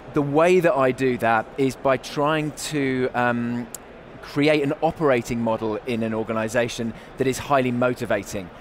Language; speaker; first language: English; native; English